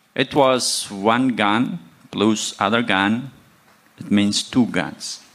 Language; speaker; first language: English; non-native, learner; Persian